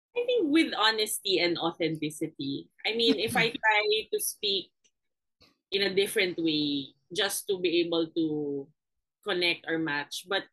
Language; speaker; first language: English; non-native, local second language; Filipino